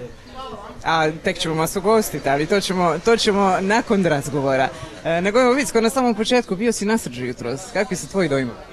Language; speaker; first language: Croatian; native; Croatian